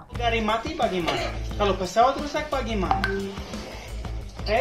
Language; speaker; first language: Indonesian; non-native, learner; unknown